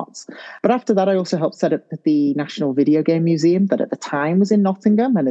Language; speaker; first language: English; native; English